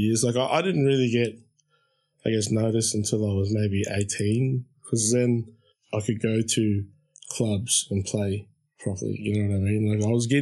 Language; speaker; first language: English; native; English